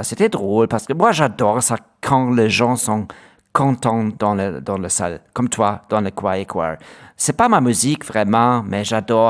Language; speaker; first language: French; non-native, learner; German